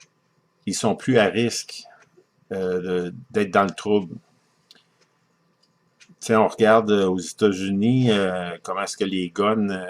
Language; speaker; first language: French; native; French